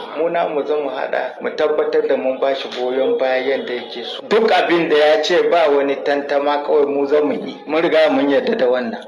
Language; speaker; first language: Hausa; non-native, local second language; Kanuri